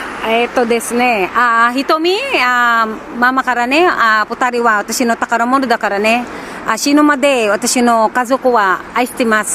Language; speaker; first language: Japanese; non-native, learner; Filipino